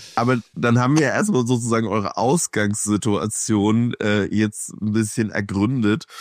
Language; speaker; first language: German; native; German